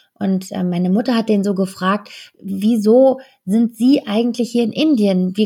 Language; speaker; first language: German; native; German